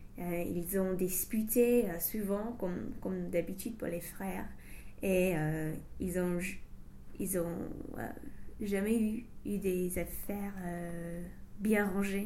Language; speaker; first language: French; non-native, learner; English